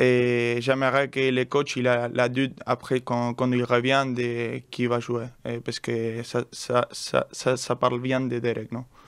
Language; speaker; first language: French; non-native, learner; Spanish